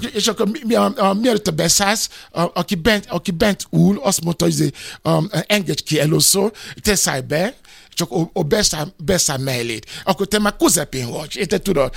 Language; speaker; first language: Hungarian; non-native, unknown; Yoruba